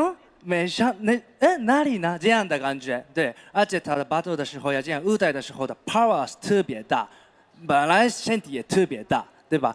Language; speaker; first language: Chinese; non-native, learner; Japanese